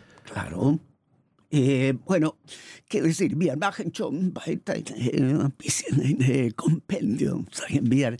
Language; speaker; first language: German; non-native, learner; Spanish